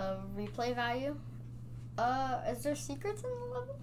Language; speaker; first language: English; native; English